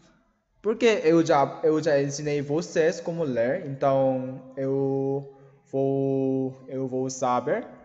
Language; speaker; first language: Portuguese; non-native, learner; Korean